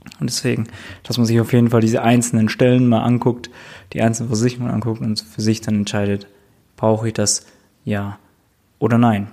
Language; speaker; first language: German; native; German